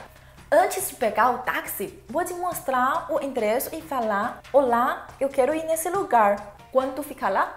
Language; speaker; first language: Portuguese; non-native, fluent; Chinese